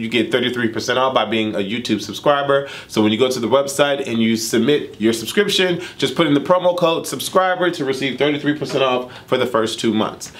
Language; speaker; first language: English; native; English